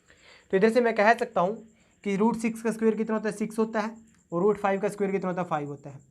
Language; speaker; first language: Hindi; native; Hindi